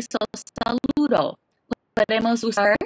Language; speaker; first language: Spanish; non-native, learner; English